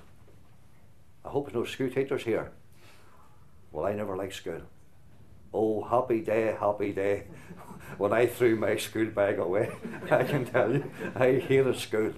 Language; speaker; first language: English; native; English